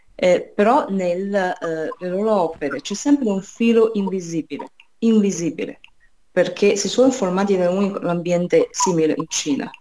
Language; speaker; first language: Italian; non-native, fluent; Chinese